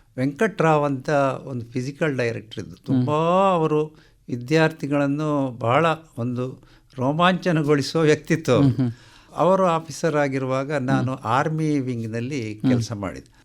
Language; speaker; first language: Kannada; non-native, local second language; Konkani